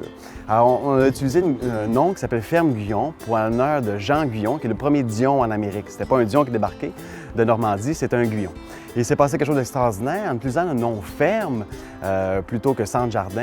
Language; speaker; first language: French; native; French